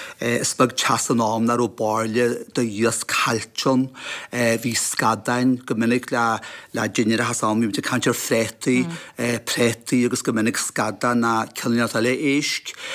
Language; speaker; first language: Irish; native; Irish